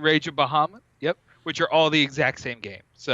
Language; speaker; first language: English; native; English